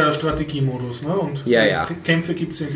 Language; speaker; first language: German; native; German